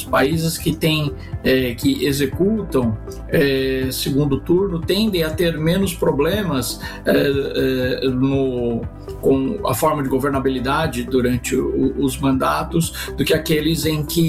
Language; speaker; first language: Portuguese; native; Portuguese